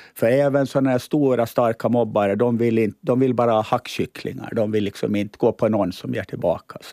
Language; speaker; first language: Swedish; native; Swedish